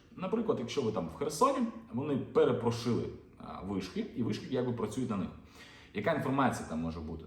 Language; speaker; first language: Ukrainian; non-native, local second language; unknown